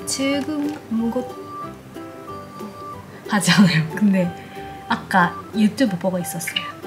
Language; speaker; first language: Korean; non-native, learner; Japanese